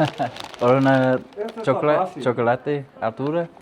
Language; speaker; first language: Spanish; non-native, learner; English